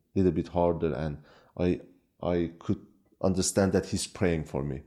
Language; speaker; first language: English; non-native, fluent; Kurdish